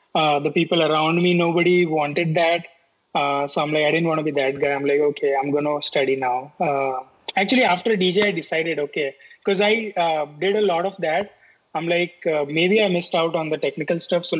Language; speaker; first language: English; non-native, local second language; Hindi